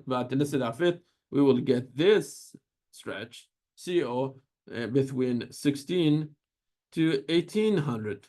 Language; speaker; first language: English; non-native, fluent; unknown